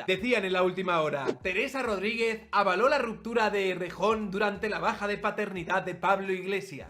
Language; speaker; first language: Spanish; native; Spanish